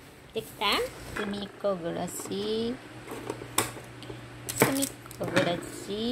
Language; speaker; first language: Japanese; non-native, learner; Vietnamese